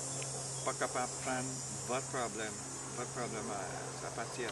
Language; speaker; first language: French; non-native, learner; English